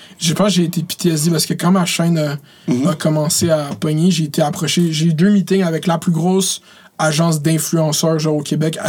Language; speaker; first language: French; native; French